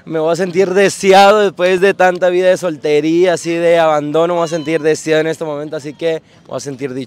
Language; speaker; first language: Spanish; native; Spanish